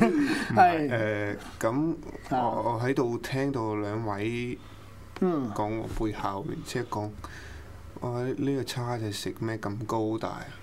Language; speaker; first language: Cantonese; early bilingual, other home language; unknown